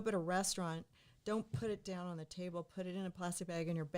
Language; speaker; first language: English; native; English